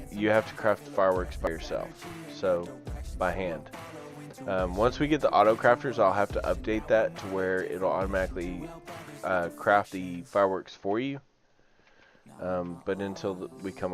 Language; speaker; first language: English; native; English